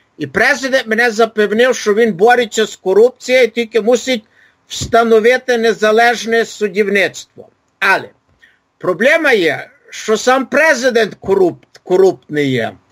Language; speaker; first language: Ukrainian; early bilingual, heritage; Ukrainian